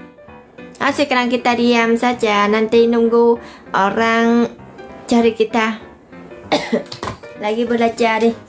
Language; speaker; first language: Indonesian; non-native, learner; Vietnamese